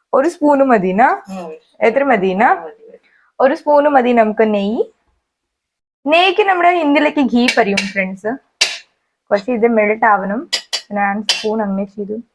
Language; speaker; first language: Malayalam; native; Malayalam